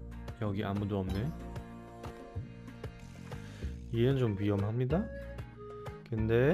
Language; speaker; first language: Korean; non-native, fluent; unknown